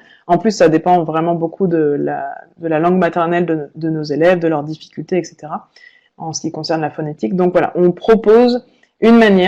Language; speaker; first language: French; native; French